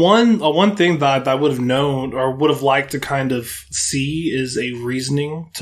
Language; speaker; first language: English; native; English